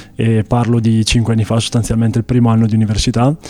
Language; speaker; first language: Italian; native; Italian